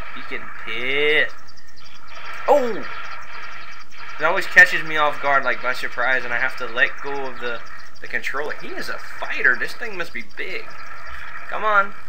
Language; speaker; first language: English; native; English